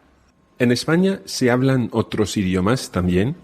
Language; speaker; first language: Spanish; non-native, fluent; English